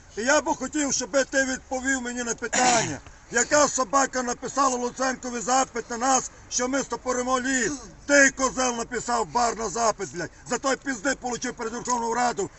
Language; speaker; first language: Ukrainian; native; Ukrainian